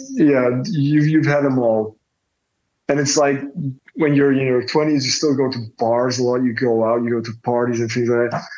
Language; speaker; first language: English; non-native, fluent; Dutch